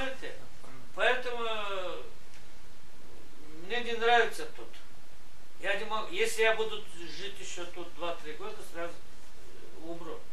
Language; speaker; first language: Russian; non-native, local second language; Gagauz